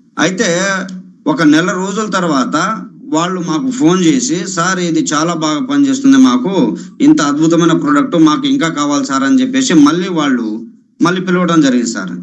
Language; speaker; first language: Telugu; non-native, local second language; Lambadi